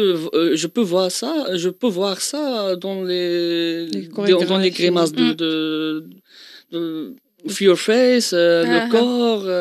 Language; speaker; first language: French; non-native, local second language; Arabic